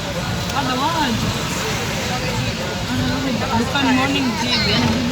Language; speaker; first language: Arabic; non-native, learner; Oromo